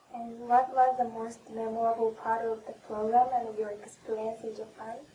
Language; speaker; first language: English; non-native, fluent; Indonesian